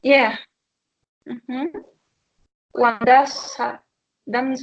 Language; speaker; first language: English; non-native, learner; Spanish